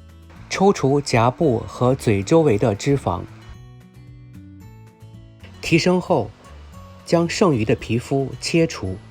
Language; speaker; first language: Chinese; native; Chinese